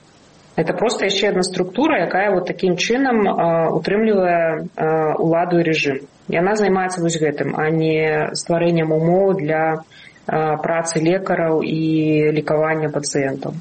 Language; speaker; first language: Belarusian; non-native, local second language; Russian